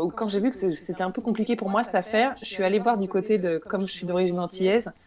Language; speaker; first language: French; native; French